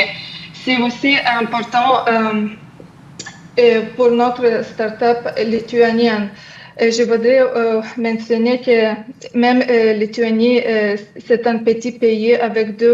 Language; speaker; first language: French; non-native, fluent; Lithuanian